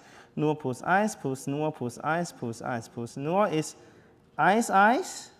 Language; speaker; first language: German; non-native, learner; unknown